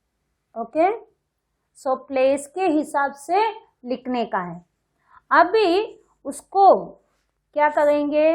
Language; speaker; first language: Hindi; non-native, local second language; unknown